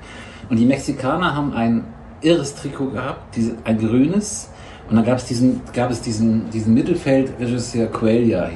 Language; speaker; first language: German; native; German